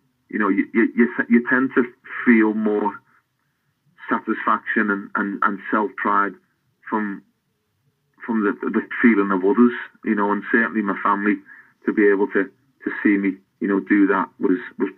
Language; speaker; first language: English; native; English